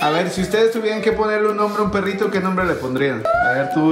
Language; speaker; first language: Spanish; native; Spanish